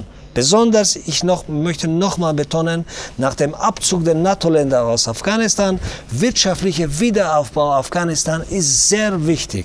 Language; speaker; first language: German; non-native, fluent; Tajik